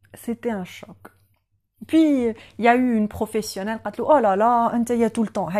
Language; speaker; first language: French; non-native, local second language; Arabic